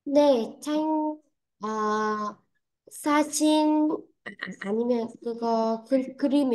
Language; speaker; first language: Korean; non-native, learner; Vietnamese